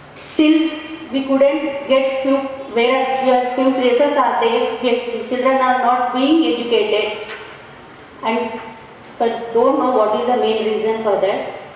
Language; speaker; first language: English; non-native, local second language; Telugu